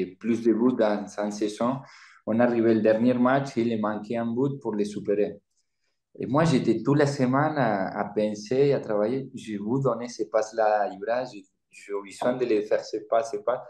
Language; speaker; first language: French; non-native, fluent; Spanish